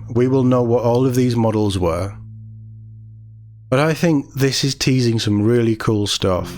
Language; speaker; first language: English; native; English